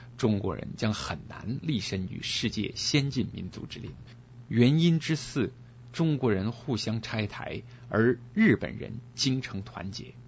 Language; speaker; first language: Chinese; native; Chinese